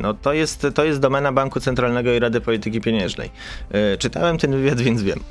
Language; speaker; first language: Polish; native; Polish